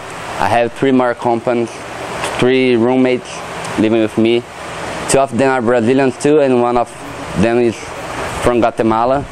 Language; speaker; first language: English; non-native, learner; Portuguese